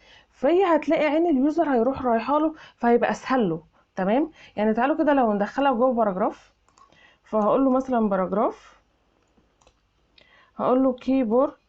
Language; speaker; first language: Arabic; native; Arabic